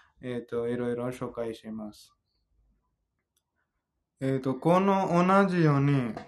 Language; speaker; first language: Japanese; non-native, fluent; Hindi